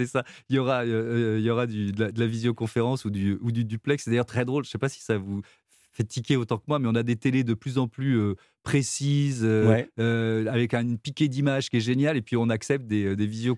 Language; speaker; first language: French; native; French